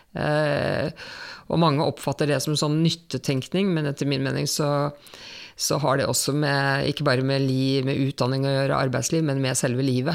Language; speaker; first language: Norwegian; native; Norwegian